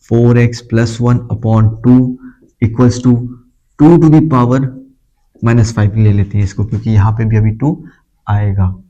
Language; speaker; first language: Hindi; native; Hindi